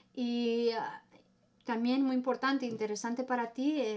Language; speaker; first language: Spanish; early bilingual, heritage; German